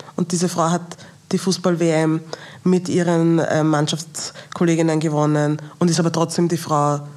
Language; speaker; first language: German; native; German